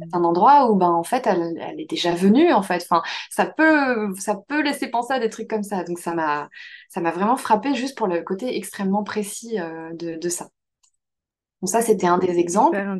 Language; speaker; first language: French; native; French